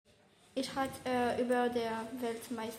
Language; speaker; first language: German; non-native, learner; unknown